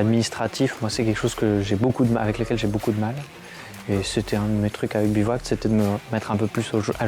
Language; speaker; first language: French; native; French